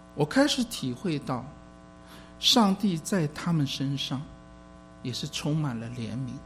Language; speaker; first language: Chinese; native; Chinese